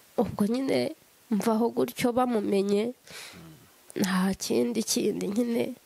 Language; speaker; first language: Kinyarwanda; native; Kinyarwanda